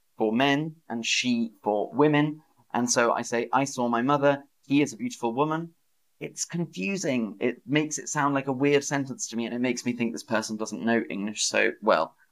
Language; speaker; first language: English; native; English